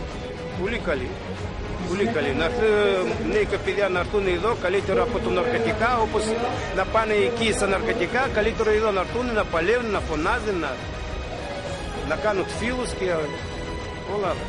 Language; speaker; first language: Greek; non-native, learner; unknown